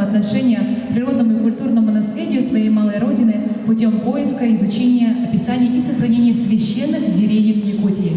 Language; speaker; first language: Russian; native; Russian